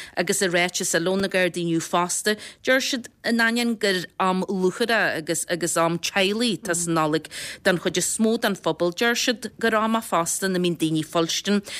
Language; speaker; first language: Irish; native; Irish